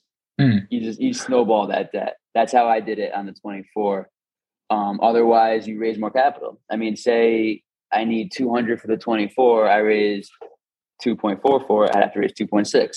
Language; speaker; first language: English; native; English